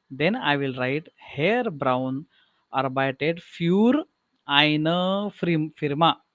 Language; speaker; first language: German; non-native, learner; Marathi